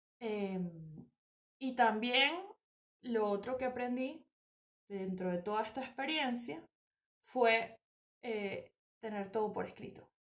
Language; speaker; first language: Spanish; native; Spanish